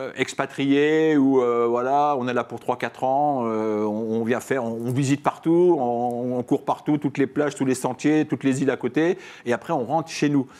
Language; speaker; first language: French; native; French